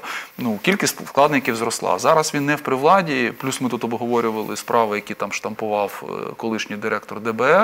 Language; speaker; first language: Ukrainian; native; Ukrainian